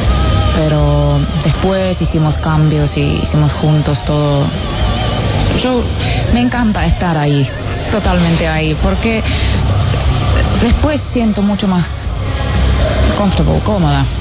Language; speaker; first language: Spanish; non-native, fluent; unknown